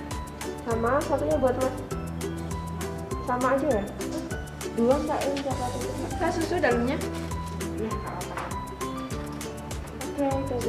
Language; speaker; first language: Indonesian; native; Indonesian